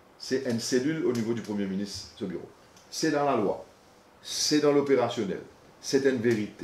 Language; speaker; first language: French; non-native, local second language; Morisyen